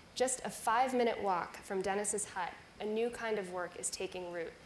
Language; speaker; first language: English; native; English